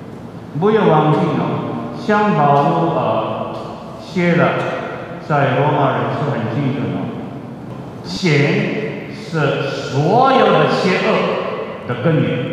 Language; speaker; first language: Chinese; non-native, fluent; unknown